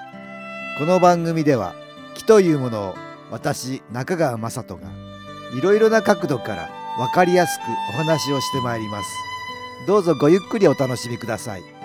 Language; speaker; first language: Japanese; native; Japanese